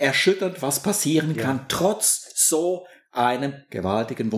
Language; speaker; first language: German; native; German